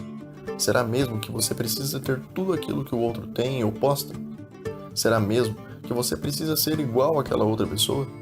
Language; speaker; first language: Portuguese; native; Portuguese